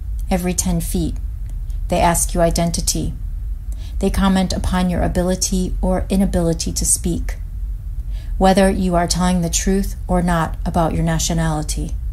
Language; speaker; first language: English; native; English